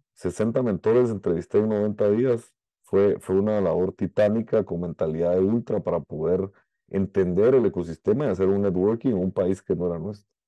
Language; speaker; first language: Spanish; native; Spanish